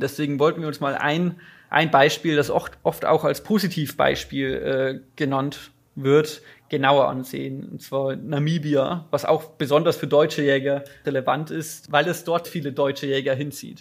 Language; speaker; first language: German; native; German